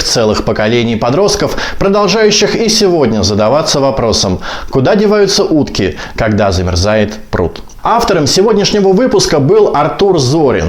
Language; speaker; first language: Russian; native; Russian